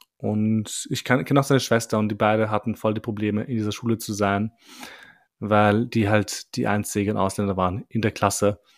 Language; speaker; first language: German; early bilingual, other home language; Albanian